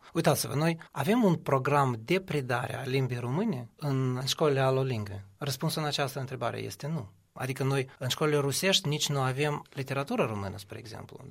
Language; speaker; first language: Romanian; non-native, local second language; Russian